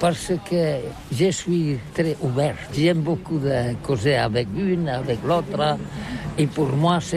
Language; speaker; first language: French; non-native, learner; Catalan